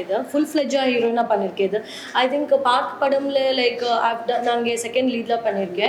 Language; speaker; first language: Tamil; non-native, learner; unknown